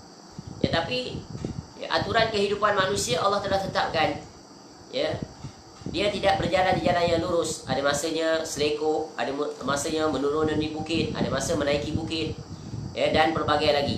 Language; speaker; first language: Malay; native; Malay